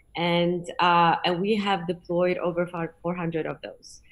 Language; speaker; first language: English; non-native, fluent; Polish